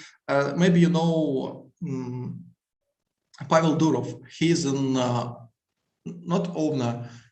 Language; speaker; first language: English; non-native, fluent; Russian